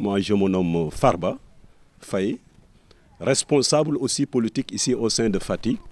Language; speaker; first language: French; non-native, local second language; Serer